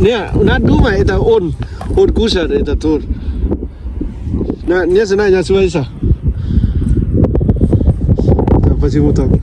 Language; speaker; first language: Russian; non-native, learner; Lao